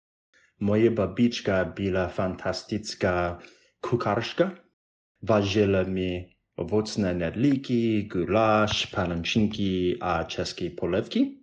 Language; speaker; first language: Czech; non-native, learner; English